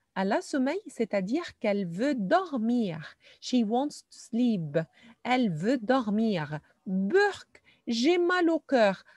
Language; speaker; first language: French; non-native, fluent; Arabic